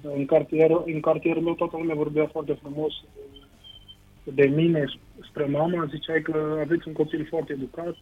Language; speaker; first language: Romanian; non-native, fluent; Portuguese